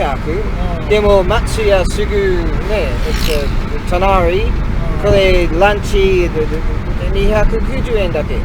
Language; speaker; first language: Japanese; non-native, learner; English